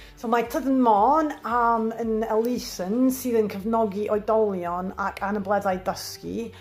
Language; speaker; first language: Welsh; non-native, learner; English